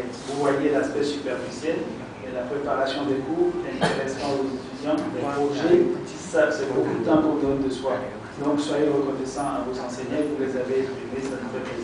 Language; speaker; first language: French; native; French